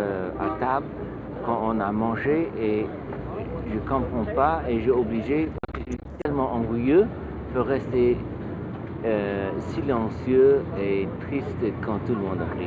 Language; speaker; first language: French; non-native, learner; English